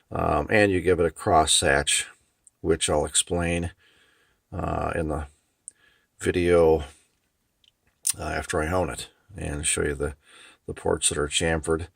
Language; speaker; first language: English; native; English